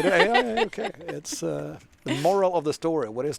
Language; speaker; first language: English; non-native, fluent; Swedish